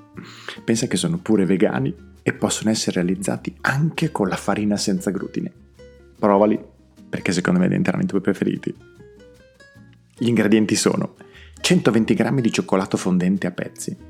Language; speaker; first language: Italian; native; Italian